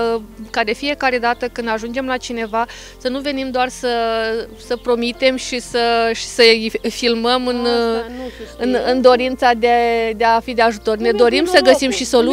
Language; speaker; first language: Romanian; native; Romanian